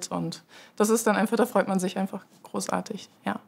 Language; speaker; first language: German; native; German